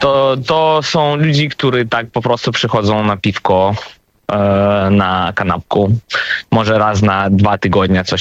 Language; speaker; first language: Polish; non-native, learner; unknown